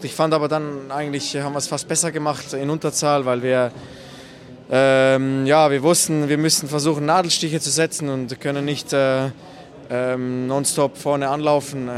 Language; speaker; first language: German; native; German